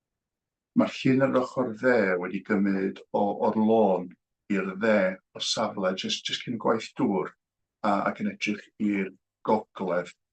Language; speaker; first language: Welsh; native; Welsh